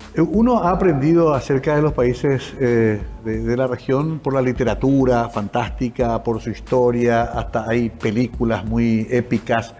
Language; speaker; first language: Spanish; native; Spanish